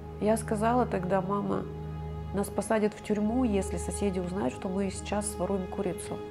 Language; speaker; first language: Russian; native; Russian